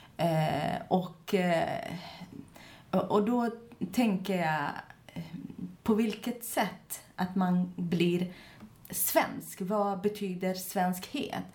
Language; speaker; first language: Swedish; non-native, fluent; Kurdish